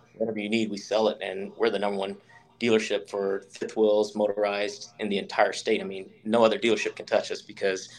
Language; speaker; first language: English; native; English